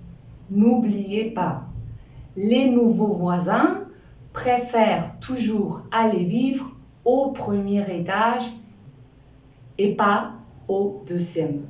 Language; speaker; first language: French; non-native, fluent; Spanish